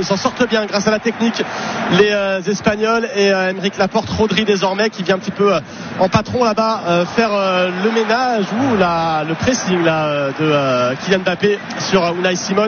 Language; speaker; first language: French; native; French